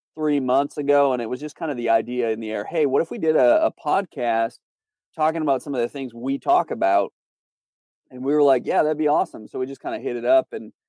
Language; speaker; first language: English; native; English